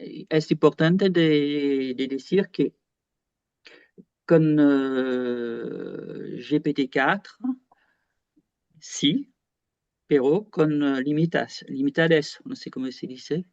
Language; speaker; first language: Spanish; non-native, fluent; French